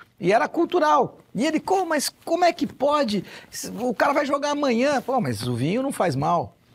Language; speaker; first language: Portuguese; native; Portuguese